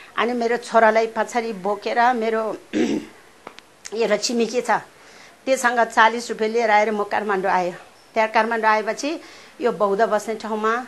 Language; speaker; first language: Nepali; non-native, local second language; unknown